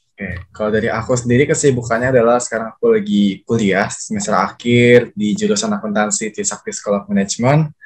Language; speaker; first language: Indonesian; native; Indonesian